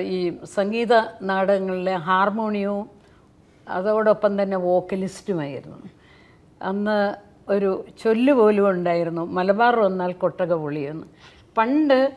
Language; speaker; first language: Malayalam; native; Malayalam